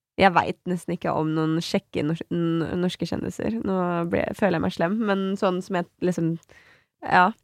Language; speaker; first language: Norwegian; native; Norwegian